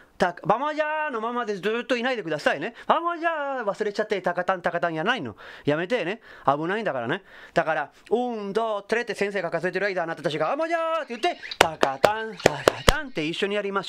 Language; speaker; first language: Japanese; non-native, fluent; Spanish